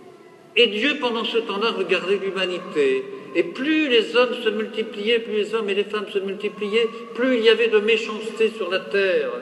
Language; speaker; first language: French; native; French